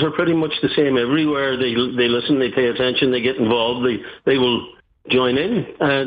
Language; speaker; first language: English; native; English